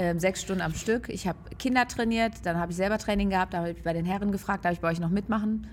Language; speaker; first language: German; early bilingual, other home language; Persian